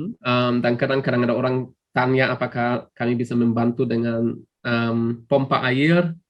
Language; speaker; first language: Indonesian; non-native, fluent; German